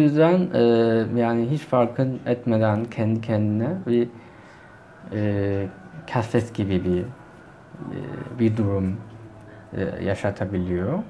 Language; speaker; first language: Turkish; non-native, fluent; Chinese